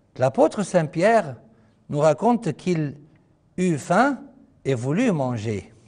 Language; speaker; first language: French; non-native, fluent; Arabic